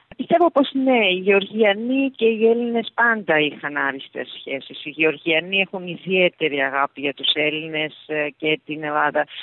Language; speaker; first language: Greek; early bilingual, heritage; Greek